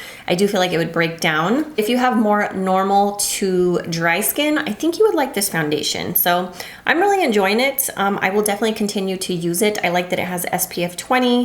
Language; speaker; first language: English; native; English